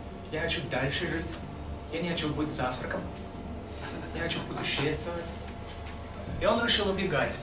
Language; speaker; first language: Russian; non-native, fluent; English